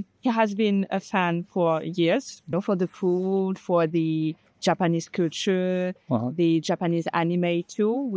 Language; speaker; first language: English; non-native, learner; French